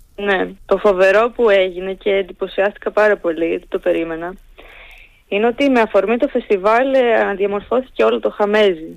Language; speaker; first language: Greek; native; Greek